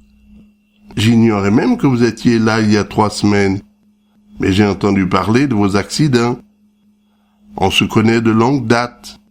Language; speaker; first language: French; native; French